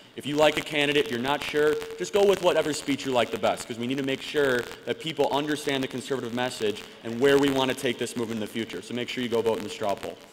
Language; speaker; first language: English; native; English